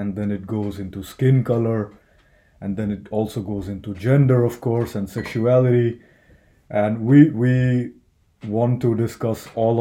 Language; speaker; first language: English; non-native, local second language; Hindi